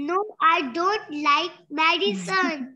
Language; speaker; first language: English; non-native, learner; Urdu